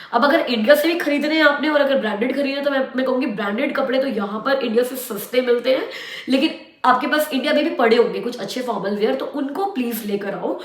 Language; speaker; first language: Hindi; native; Hindi